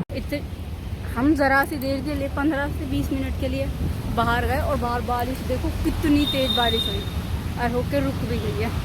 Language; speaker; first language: Hindi; native; Hindi